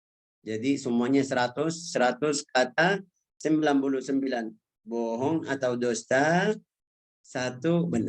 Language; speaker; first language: Indonesian; non-native, fluent; Arabic